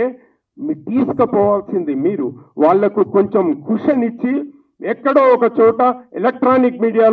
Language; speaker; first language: Telugu; native; Telugu